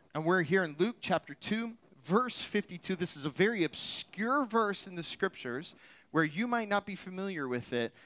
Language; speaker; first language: English; native; English